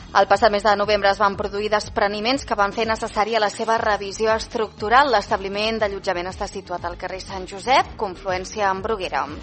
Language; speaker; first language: Catalan; native; Catalan